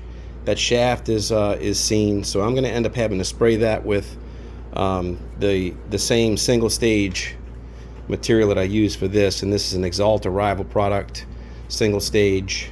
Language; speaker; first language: English; native; English